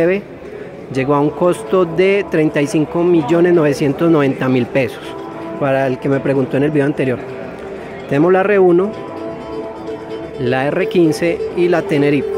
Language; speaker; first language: Spanish; native; Spanish